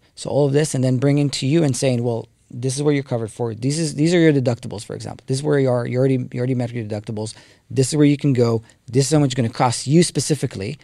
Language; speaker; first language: English; non-native, fluent; Hebrew